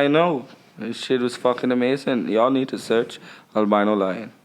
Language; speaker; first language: English; native; English